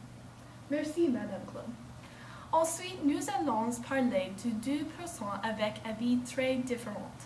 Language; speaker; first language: French; non-native, learner; English